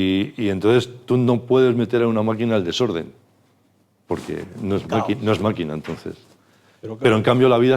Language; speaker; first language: Spanish; native; Spanish